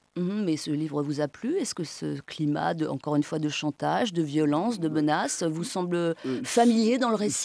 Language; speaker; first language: French; native; French